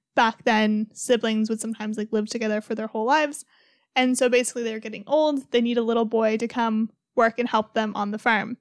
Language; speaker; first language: English; native; English